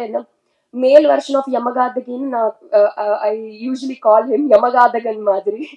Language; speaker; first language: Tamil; non-native, learner; Telugu